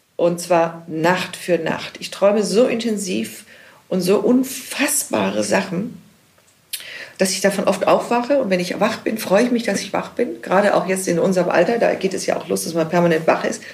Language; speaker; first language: German; native; German